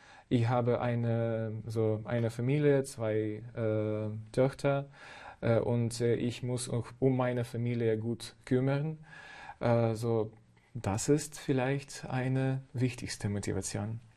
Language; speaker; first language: German; non-native, fluent; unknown